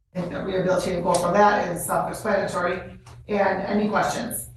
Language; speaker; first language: English; native; English